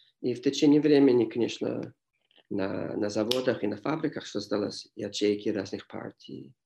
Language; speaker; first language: Russian; non-native, fluent; English